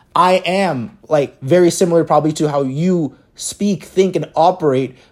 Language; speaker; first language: English; native; English